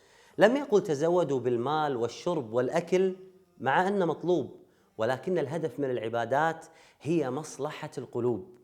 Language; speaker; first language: Arabic; native; Arabic